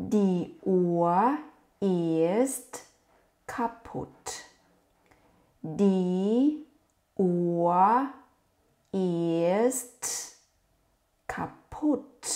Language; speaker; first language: German; non-native, fluent; Thai